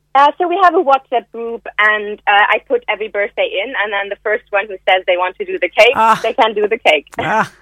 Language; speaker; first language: English; non-native, fluent; German